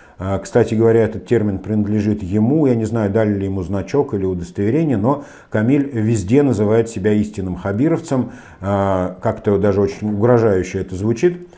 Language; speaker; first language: Russian; native; Russian